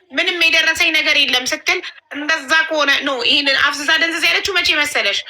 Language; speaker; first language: Amharic; native; Amharic